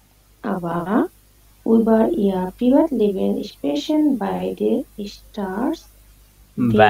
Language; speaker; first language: German; non-native, learner; Bangla